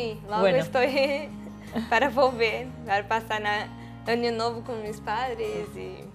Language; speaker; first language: Spanish; non-native, learner; Portuguese